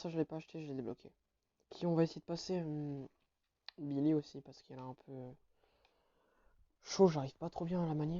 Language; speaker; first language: French; native; French